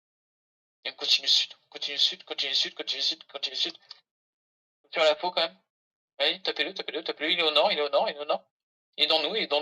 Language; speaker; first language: French; native; French